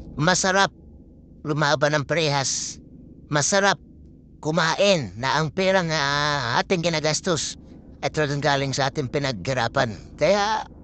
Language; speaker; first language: Filipino; non-native, local second language; Masbatenyo